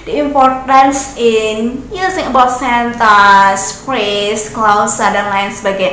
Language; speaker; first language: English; non-native, learner; Indonesian